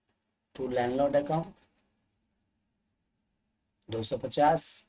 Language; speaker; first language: Hindi; native; Hindi